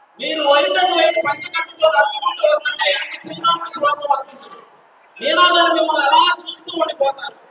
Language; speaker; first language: Telugu; native; Telugu